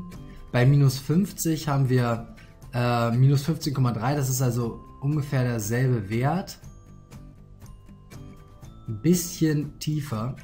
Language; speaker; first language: German; native; German